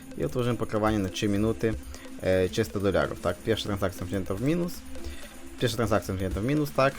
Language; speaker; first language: Polish; non-native, fluent; Ukrainian